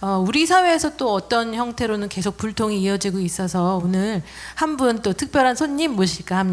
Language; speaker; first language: Korean; native; Korean